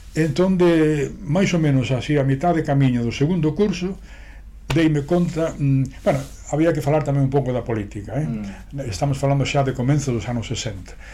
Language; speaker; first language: Galician; non-native, local second language; Spanish